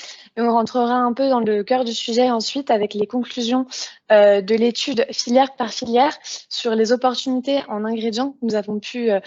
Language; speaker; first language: French; native; French